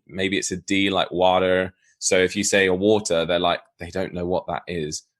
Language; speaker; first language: English; native; English